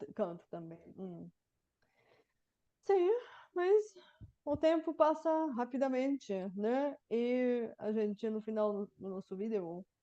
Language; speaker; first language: Portuguese; non-native, fluent; Bulgarian